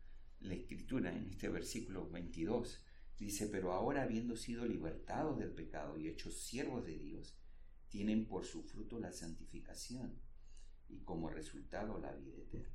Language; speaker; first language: Spanish; native; Spanish